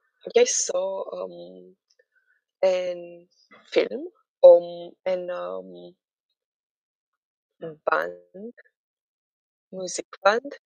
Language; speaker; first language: Norwegian; non-native, learner; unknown